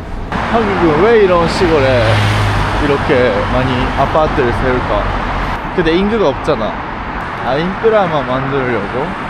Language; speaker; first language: Korean; non-native, fluent; Japanese